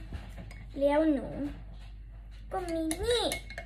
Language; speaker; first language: Thai; early bilingual, heritage; Swedish